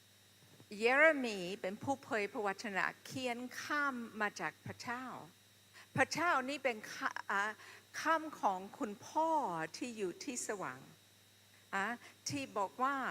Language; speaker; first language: Thai; non-native, fluent; English